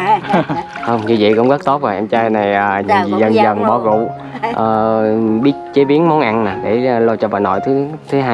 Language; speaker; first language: Vietnamese; native; Vietnamese